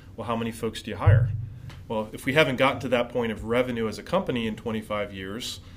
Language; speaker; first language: English; native; English